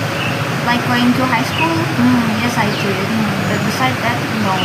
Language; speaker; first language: English; non-native, learner; Indonesian